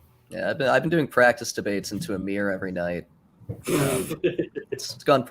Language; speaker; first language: English; native; English